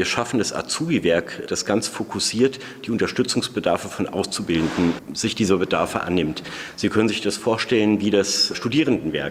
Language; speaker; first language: German; native; German